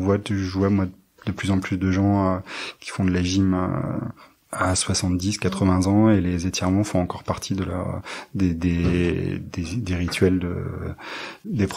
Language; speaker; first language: French; native; French